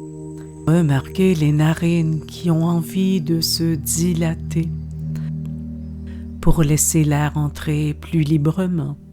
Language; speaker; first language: French; native; French